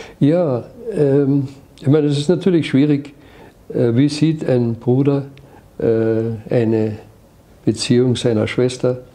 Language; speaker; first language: German; native; German